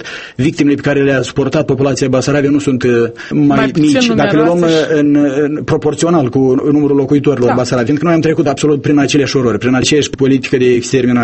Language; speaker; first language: Romanian; native; Romanian